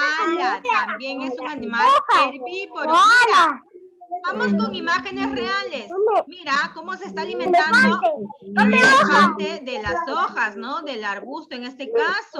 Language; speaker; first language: Spanish; native; Spanish